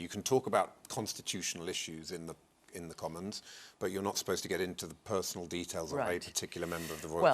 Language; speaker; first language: English; native; English